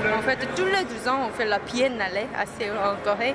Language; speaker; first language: French; non-native, fluent; Korean